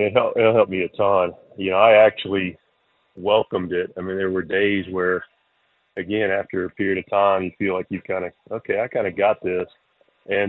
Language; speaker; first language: English; native; English